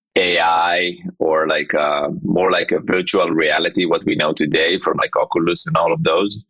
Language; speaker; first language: English; non-native, fluent; Hebrew